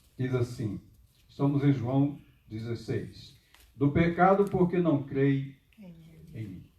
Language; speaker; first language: Portuguese; native; Portuguese